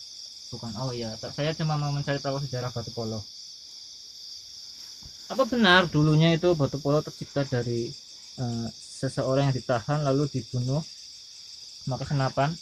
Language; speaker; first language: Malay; non-native, local second language; Javanese